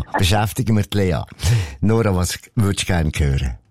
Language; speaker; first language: German; native; German